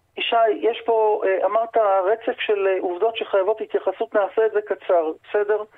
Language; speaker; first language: Hebrew; native; Hebrew